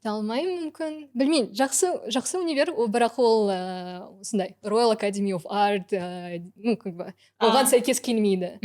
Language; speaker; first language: Kazakh; non-native, local second language; Russian